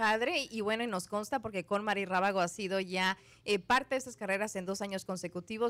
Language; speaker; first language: Spanish; native; Spanish